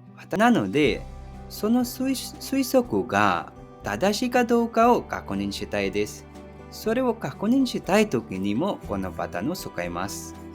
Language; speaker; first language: Japanese; non-native, fluent; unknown